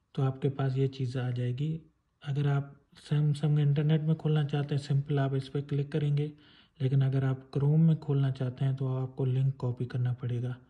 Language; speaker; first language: Urdu; non-native, local second language; Sindhi